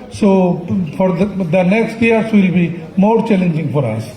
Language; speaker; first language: English; non-native, local second language; Bangla